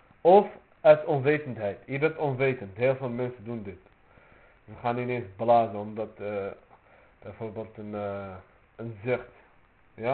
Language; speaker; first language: Dutch; early bilingual, other home language; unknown